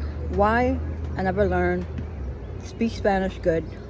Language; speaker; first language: English; native; English